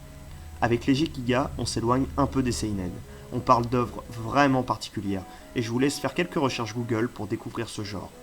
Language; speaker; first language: French; native; French